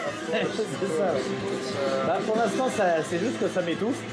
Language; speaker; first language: French; native; French